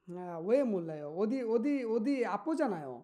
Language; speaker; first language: Korean; non-native, learner; Bangla